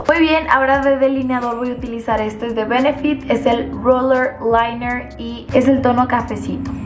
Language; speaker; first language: Spanish; native; Spanish